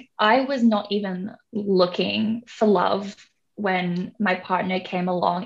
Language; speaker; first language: English; non-native, local second language; Cantonese